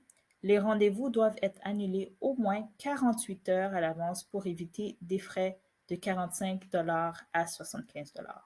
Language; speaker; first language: French; native; French